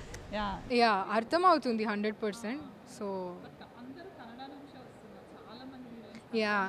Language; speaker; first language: Telugu; non-native, learner; Kannada